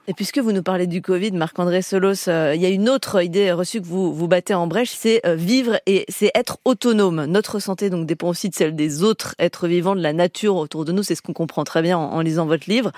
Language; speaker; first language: French; native; French